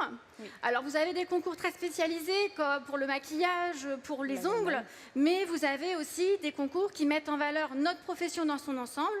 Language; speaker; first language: French; native; French